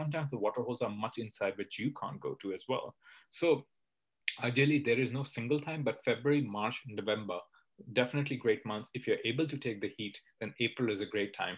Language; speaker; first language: English; non-native, local second language; Hindi